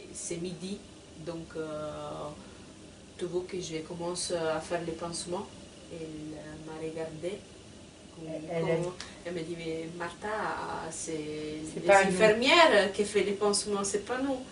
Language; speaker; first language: French; non-native, fluent; Italian